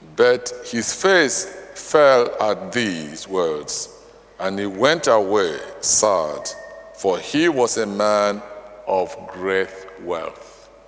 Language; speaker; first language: English; non-native, local second language; Igbo